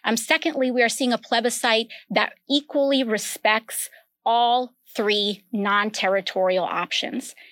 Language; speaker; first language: English; early bilingual, other home language; Spanish